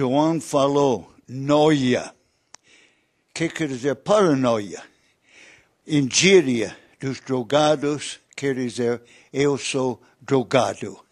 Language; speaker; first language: Portuguese; non-native, learner; English